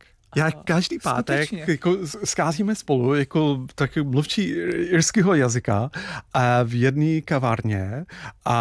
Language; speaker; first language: Czech; non-native, fluent; English